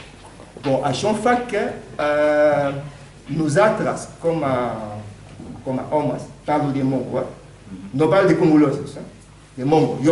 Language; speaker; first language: Catalan; non-native, fluent; Lingala